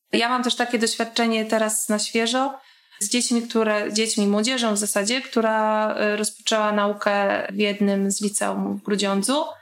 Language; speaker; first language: Polish; native; Polish